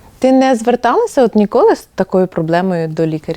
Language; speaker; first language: Ukrainian; native; Ukrainian